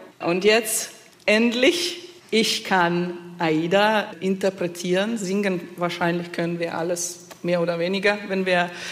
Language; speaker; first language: German; non-native, fluent; Russian